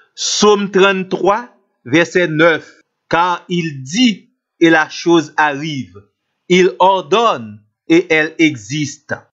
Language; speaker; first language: French; non-native, local second language; Haitian Creole